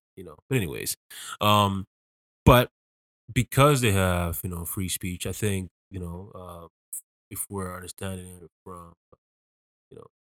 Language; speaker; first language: English; early bilingual, other home language; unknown